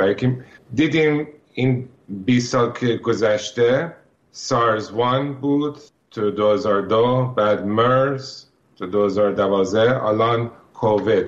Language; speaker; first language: Persian; early bilingual, heritage; Persian